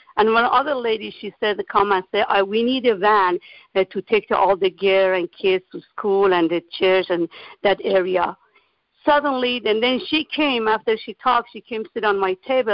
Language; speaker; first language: English; non-native, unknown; Persian